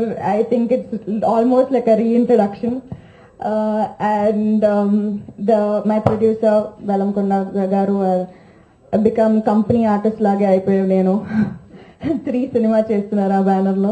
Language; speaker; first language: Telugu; non-native, fluent; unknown